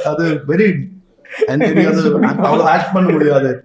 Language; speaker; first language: Tamil; non-native, learner; Malayalam